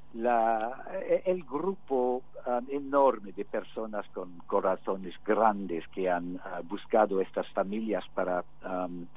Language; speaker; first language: Spanish; non-native, fluent; English